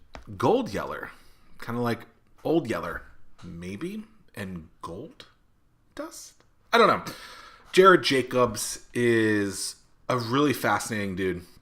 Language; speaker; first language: English; native; English